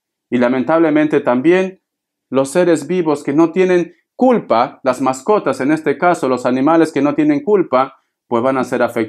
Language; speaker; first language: Spanish; native; Spanish